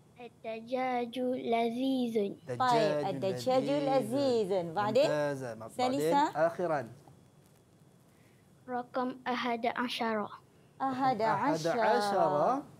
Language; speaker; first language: Arabic; non-native, learner; Malay